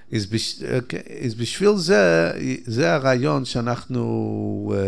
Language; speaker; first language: Hebrew; non-native, fluent; English